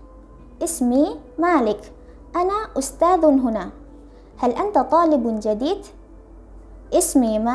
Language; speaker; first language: Arabic; non-native, fluent; Indonesian